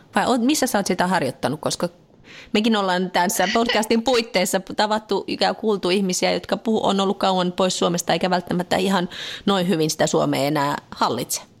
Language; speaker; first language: Finnish; native; Finnish